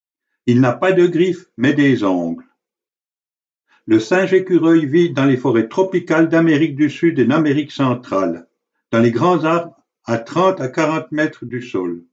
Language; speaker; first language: French; native; French